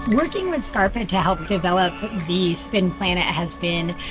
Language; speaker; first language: English; native; English